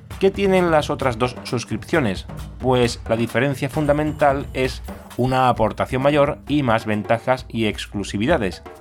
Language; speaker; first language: Spanish; native; Spanish